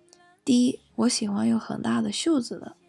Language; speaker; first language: Chinese; early bilingual, heritage; English